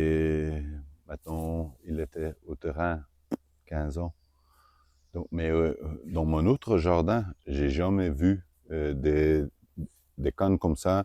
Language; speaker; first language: French; non-native, local second language; Dutch